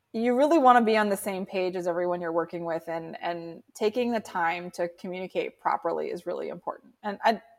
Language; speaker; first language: English; native; English